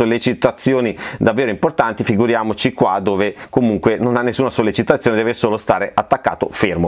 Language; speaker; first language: Italian; native; Italian